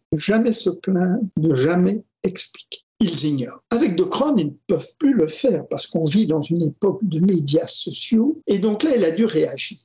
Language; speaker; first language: French; native; French